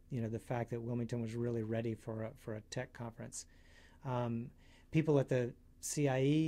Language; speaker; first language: English; native; English